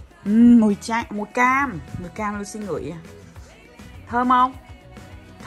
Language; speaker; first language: Vietnamese; early bilingual, heritage; Vietnamese